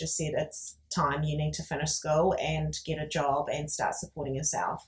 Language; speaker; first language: English; native; English